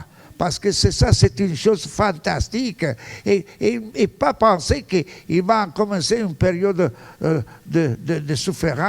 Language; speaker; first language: French; non-native, fluent; Italian